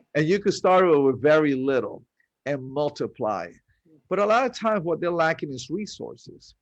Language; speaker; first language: English; early bilingual, other home language; Spanish